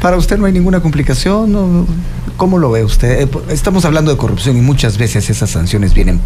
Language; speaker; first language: Spanish; native; Spanish